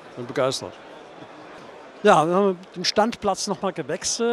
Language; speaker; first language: German; native; German